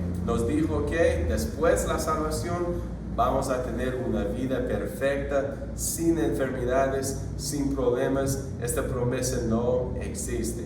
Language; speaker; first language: Spanish; non-native, fluent; English